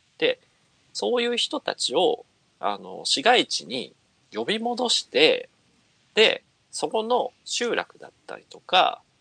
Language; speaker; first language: Japanese; native; Japanese